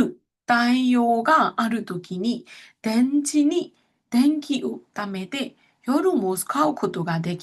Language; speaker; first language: Japanese; non-native, fluent; Burmese